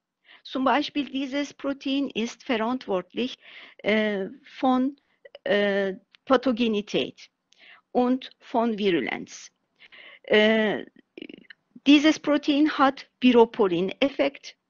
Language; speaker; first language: German; non-native, fluent; Turkish